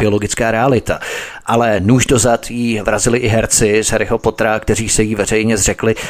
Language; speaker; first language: Czech; native; Czech